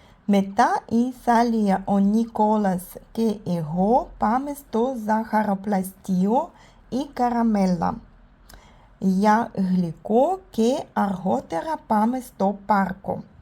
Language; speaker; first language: Greek; non-native, learner; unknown